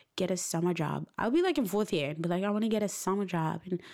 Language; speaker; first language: English; non-native, local second language; Shona